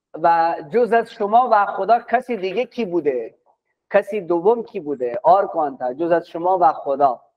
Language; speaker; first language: Persian; non-native, fluent; Urdu